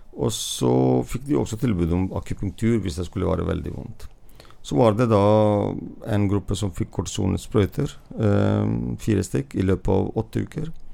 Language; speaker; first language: Norwegian; non-native, fluent; Hindi